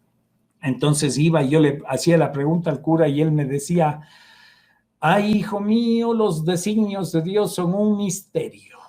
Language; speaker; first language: Spanish; native; Spanish